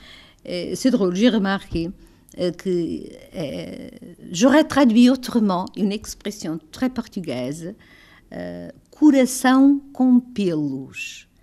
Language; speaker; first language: French; non-native, fluent; Portuguese